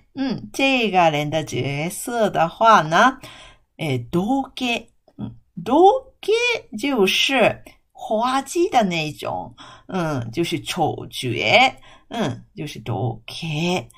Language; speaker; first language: Chinese; non-native, fluent; Japanese